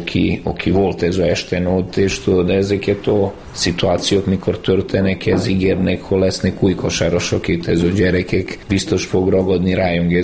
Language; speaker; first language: Hungarian; non-native, fluent; Serbian